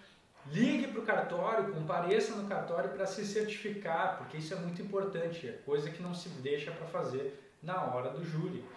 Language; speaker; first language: Portuguese; native; Portuguese